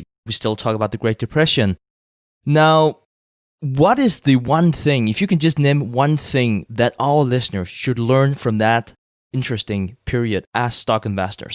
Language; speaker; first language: English; non-native, fluent; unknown